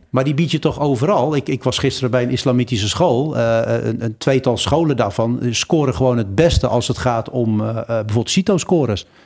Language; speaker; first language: Dutch; early bilingual, other home language; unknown